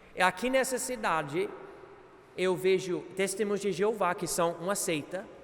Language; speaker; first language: Portuguese; non-native, fluent; English